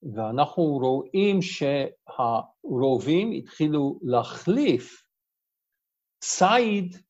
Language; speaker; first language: Hebrew; non-native, fluent; English